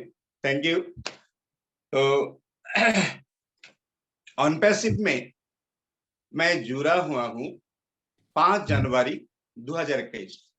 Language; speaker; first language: Hindi; non-native, local second language; Bangla